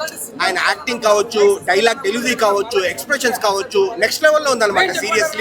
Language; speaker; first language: Telugu; native; Telugu